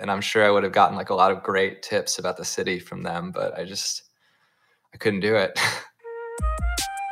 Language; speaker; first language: English; native; English